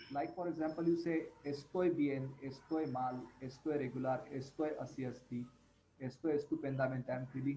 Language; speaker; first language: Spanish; non-native, fluent; Hindi